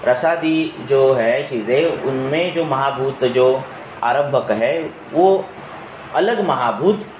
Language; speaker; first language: Hindi; non-native, local second language; Marathi